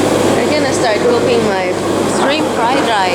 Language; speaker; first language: English; non-native, fluent; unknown